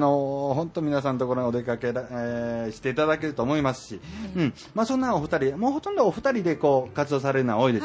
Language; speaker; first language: Japanese; native; Japanese